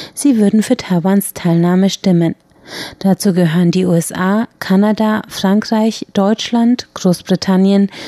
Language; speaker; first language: German; native; German